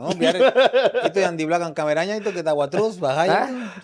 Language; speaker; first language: Indonesian; non-native, fluent; Spanish